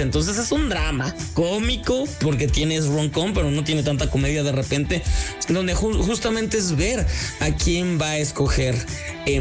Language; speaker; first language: Spanish; native; Spanish